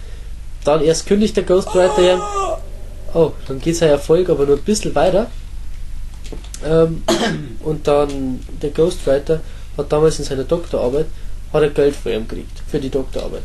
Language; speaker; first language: German; native; German